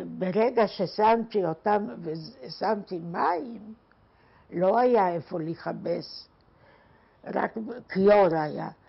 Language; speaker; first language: Hebrew; non-native, fluent; Polish